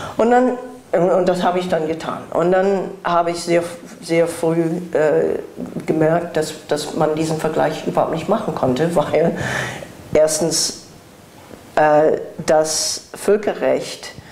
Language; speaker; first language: German; non-native, fluent; English